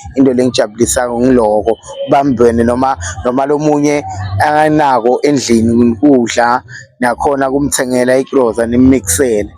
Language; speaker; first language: Zulu; non-native, local second language; Swati